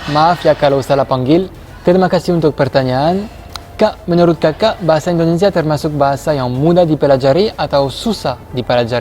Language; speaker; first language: Indonesian; non-native, fluent; French